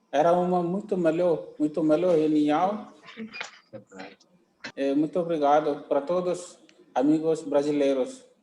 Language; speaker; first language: Portuguese; non-native, learner; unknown